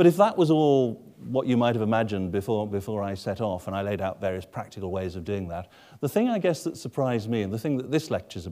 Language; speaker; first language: English; native; English